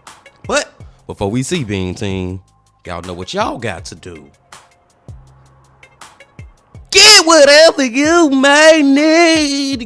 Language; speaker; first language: English; native; English